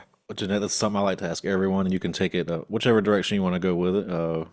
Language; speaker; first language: English; native; English